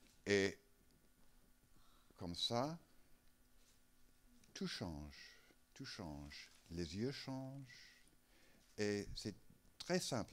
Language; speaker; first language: French; non-native, learner; English